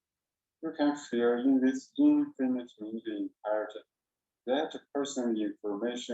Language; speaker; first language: English; non-native, learner; Chinese